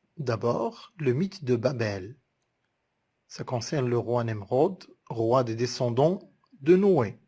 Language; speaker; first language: French; non-native, local second language; Arabic